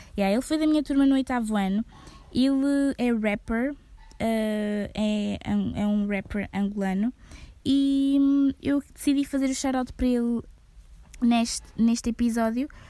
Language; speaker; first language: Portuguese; early bilingual, heritage; Portuguese